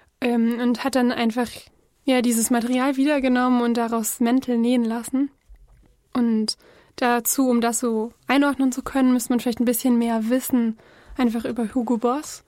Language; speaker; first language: German; native; German